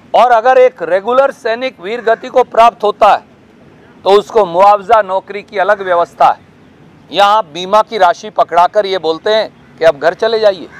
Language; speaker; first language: Hindi; native; Hindi